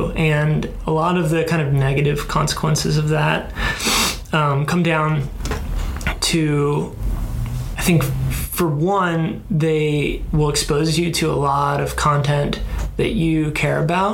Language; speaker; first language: English; native; English